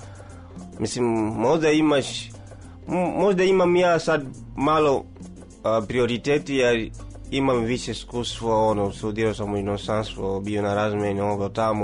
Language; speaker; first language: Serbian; non-native, learner; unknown